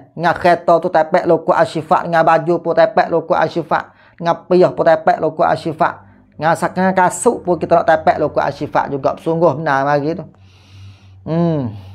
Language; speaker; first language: Malay; native; Malay